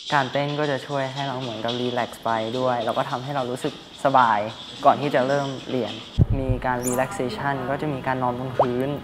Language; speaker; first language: Thai; early bilingual, heritage; Thai